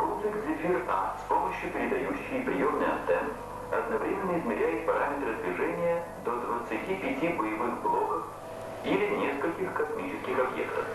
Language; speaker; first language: Russian; native; Russian